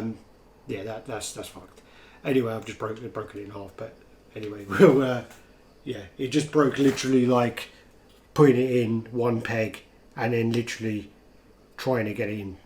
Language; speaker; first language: English; native; English